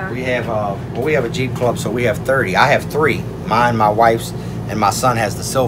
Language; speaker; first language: English; native; English